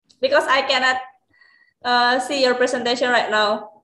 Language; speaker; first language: English; non-native, learner; Indonesian